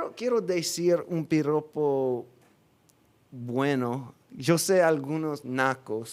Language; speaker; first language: Spanish; non-native, fluent; English